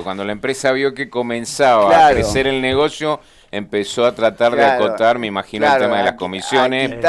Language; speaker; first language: Spanish; native; Spanish